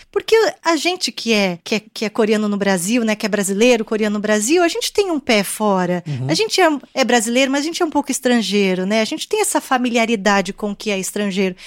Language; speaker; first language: Portuguese; native; Portuguese